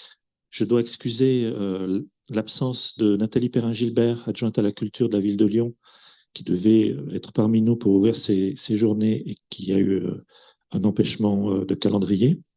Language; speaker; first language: French; native; French